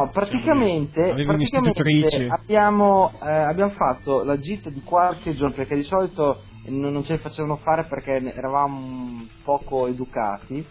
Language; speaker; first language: Italian; native; Italian